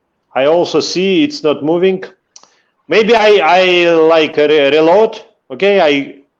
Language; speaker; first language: English; non-native, fluent; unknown